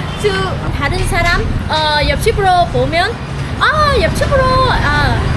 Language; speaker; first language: Korean; non-native, learner; Vietnamese